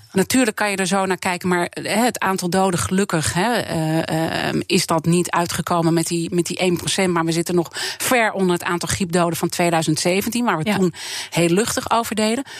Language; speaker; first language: Dutch; native; Dutch